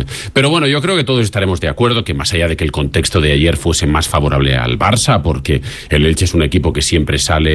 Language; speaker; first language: Spanish; native; Spanish